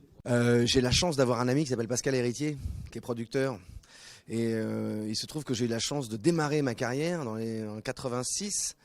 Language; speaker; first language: French; native; French